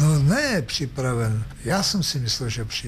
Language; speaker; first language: Czech; native; Czech